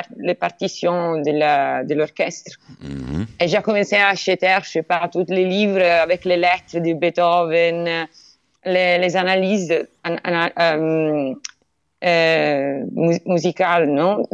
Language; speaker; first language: French; non-native, learner; Italian